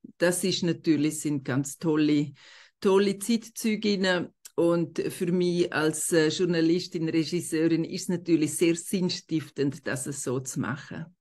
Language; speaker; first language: German; non-native, local second language; Romansh